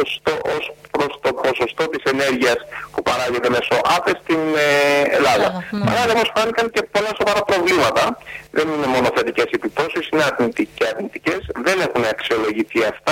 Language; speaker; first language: Greek; native; Greek